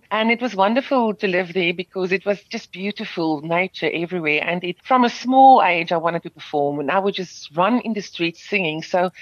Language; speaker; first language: English; non-native, local second language; Afrikaans